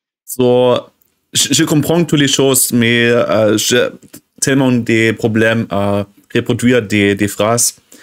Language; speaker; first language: French; non-native, learner; German